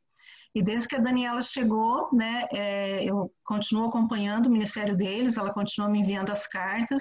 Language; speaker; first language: Portuguese; native; Portuguese